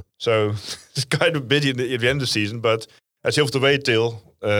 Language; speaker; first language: English; non-native, fluent; Dutch